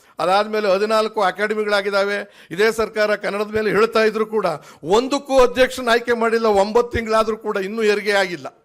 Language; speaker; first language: Kannada; native; Kannada